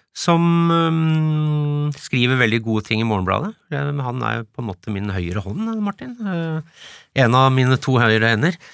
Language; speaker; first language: Norwegian; early bilingual, other home language; English